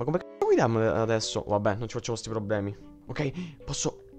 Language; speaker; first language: Italian; native; Italian